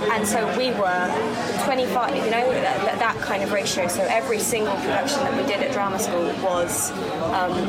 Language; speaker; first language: English; native; English